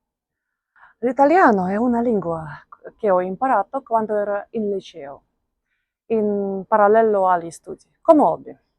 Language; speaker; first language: Italian; non-native, fluent; Russian